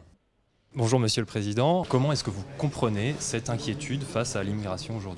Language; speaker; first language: French; native; French